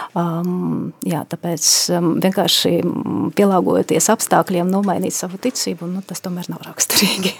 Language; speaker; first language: Latvian; non-native, local second language; Russian